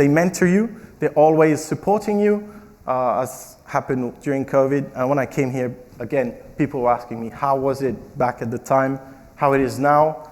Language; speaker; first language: English; non-native, fluent; French